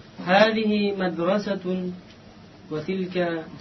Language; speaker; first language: Arabic; non-native, learner; Indonesian